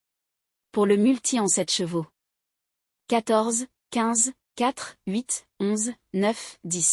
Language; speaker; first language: French; native; French